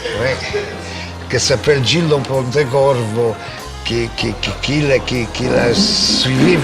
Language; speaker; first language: French; non-native, fluent; Italian